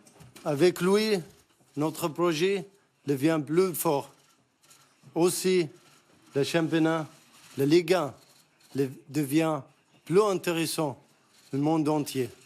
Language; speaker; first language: French; non-native, learner; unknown